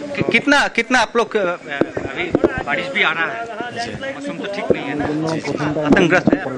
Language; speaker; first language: Hindi; non-native, local second language; Bangla